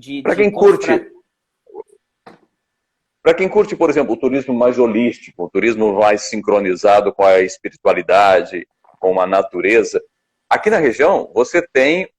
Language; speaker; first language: Portuguese; native; Portuguese